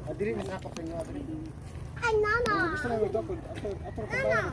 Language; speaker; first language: Filipino; non-native, learner; Korean